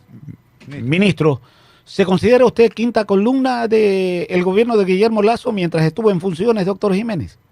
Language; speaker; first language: Spanish; native; Spanish